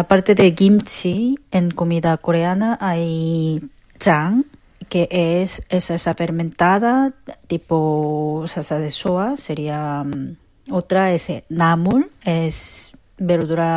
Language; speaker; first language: Spanish; non-native, fluent; Korean